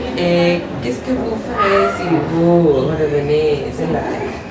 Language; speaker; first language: French; non-native, learner; Spanish